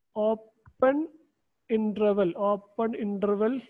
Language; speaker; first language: English; non-native, local second language; Malayalam